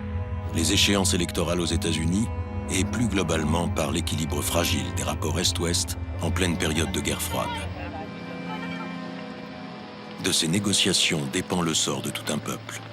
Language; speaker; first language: French; native; French